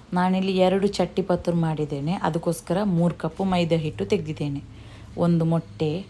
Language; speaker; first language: Kannada; non-native, local second language; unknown